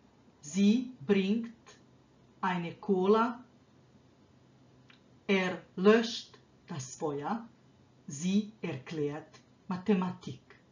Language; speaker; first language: German; non-native, fluent; Croatian